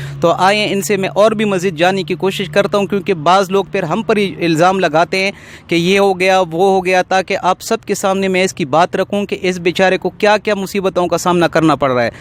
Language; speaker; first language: Urdu; non-native, local second language; Pashto